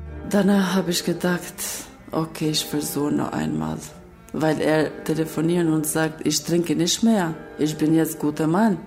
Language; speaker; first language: German; non-native, learner; Albanian